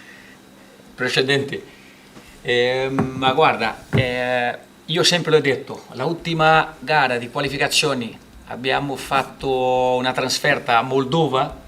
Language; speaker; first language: Italian; non-native, fluent; Portuguese